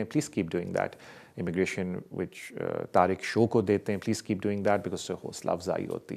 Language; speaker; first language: Urdu; native; Urdu